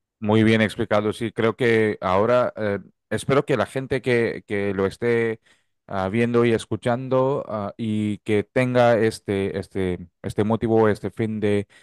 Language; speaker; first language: Spanish; non-native, fluent; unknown